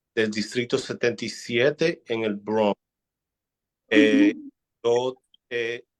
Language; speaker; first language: Spanish; early bilingual, heritage; Spanish